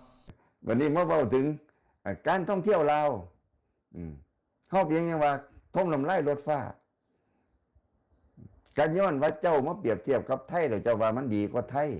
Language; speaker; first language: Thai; non-native, local second language; Northeastern Thai